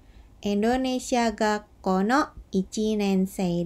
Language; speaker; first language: Japanese; non-native, fluent; Indonesian